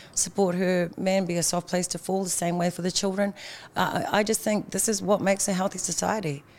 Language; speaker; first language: English; native; English